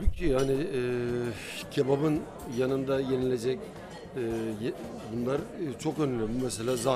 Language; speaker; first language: Turkish; native; Turkish